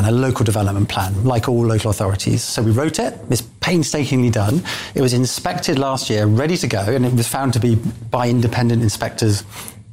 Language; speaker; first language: English; native; English